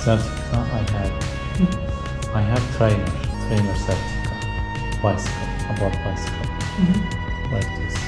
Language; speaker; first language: English; non-native, learner; Turkish